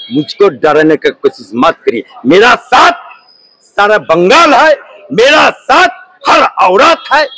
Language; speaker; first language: Hindi; non-native, local second language; Bangla